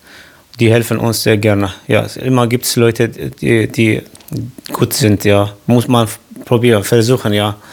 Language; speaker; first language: German; non-native, local second language; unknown